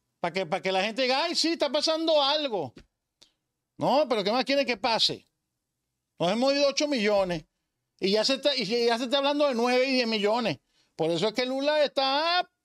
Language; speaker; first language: Spanish; native; Spanish